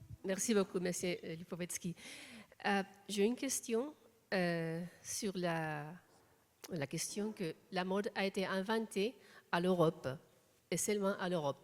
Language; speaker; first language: French; non-native, learner; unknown